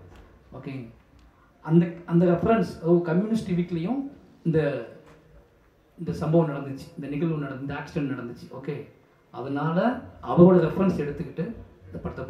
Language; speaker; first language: Tamil; native; Tamil